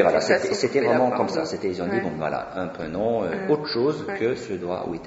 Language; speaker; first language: French; non-native, fluent; Swedish